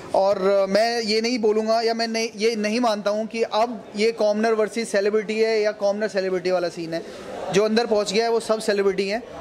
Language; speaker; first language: Hindi; native; Hindi